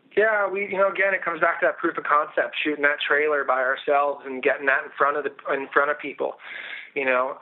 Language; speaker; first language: English; native; English